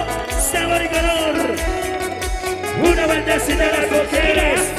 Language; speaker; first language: Spanish; native; Spanish